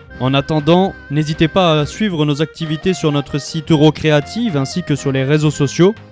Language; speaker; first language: French; native; French